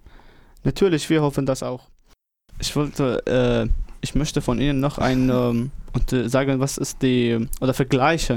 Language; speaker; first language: German; non-native, learner; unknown